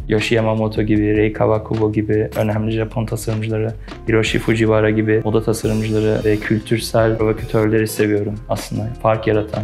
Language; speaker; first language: Turkish; early bilingual, heritage; Turkish